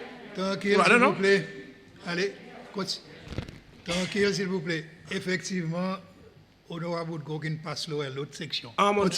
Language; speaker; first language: French; non-native, local second language; Seselwa Creole French